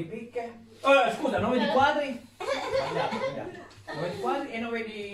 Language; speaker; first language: Italian; early bilingual, other home language; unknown